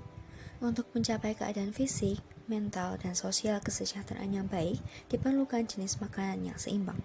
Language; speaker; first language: Indonesian; native; Indonesian